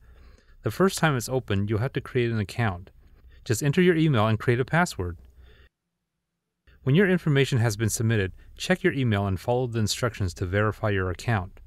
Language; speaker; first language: English; native; English